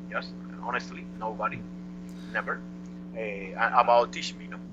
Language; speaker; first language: English; non-native, learner; Spanish